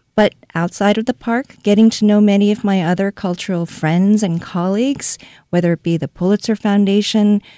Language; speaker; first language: English; non-native, fluent; Korean